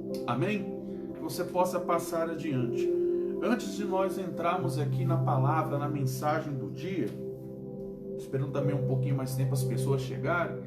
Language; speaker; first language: Portuguese; native; Portuguese